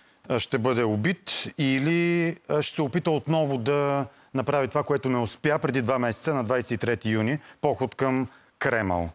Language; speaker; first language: Bulgarian; native; Bulgarian